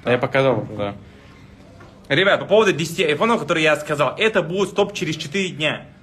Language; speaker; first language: Russian; native; Russian